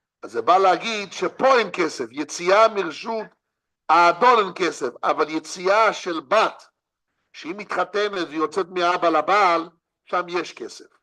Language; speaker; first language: Hebrew; non-native, fluent; English